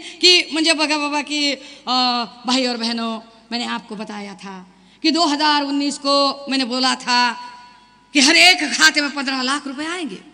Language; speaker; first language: Hindi; non-native, local second language; Marathi